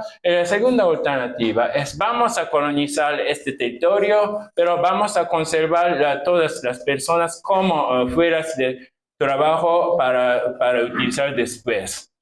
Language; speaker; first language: Spanish; non-native, fluent; Japanese